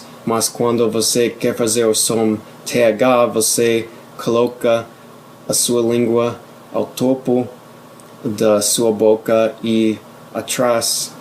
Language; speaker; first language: Portuguese; non-native, fluent; English